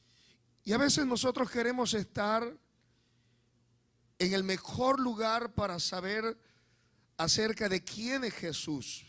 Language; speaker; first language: Spanish; native; Spanish